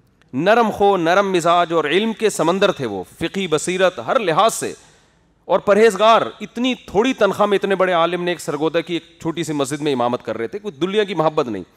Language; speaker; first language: Urdu; native; Urdu